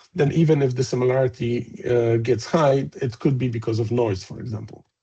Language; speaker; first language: English; non-native, fluent; Polish